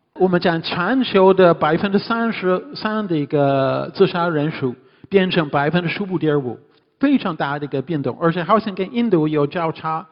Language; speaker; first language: Chinese; non-native, fluent; English